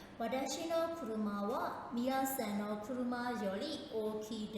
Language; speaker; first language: Japanese; non-native, fluent; Burmese